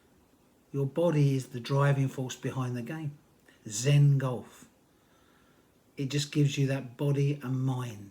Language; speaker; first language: English; native; English